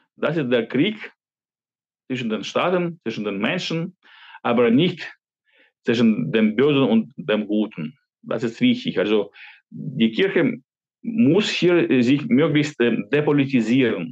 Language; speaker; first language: German; non-native, fluent; Ukrainian